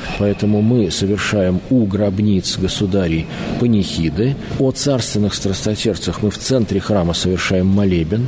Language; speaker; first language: Russian; native; Russian